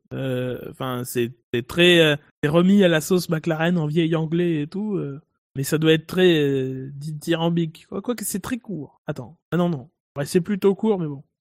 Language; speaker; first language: French; native; French